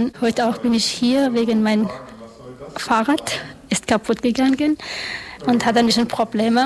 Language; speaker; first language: German; non-native, learner; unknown